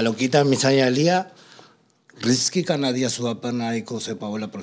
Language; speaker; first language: Indonesian; non-native, fluent; Spanish